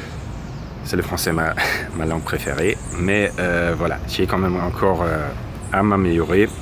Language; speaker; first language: French; non-native, fluent; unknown